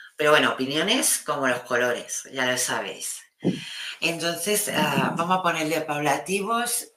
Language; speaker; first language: Spanish; non-native, local second language; Catalan